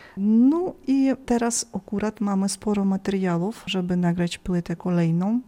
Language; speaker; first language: Polish; early bilingual, heritage; Polish